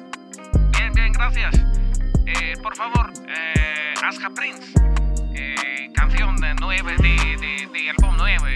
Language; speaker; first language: Spanish; non-native, learner; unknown